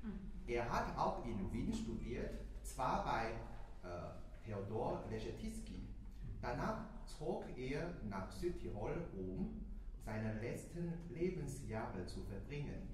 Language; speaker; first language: German; non-native, fluent; Chinese